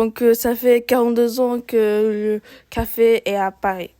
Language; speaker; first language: French; non-native, learner; Japanese